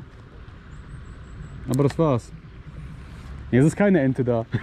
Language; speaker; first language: German; native; German